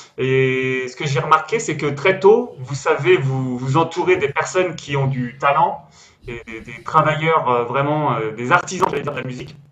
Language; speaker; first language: French; native; French